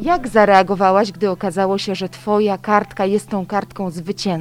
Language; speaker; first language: Polish; native; Polish